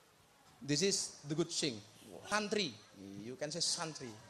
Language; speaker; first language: English; non-native, learner; Indonesian